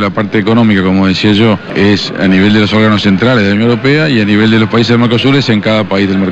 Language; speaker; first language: Spanish; native; Spanish